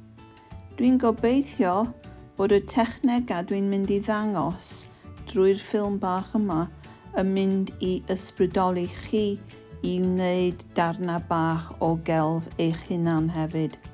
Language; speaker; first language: Welsh; non-native, fluent; English